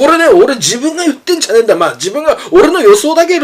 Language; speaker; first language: Japanese; native; Japanese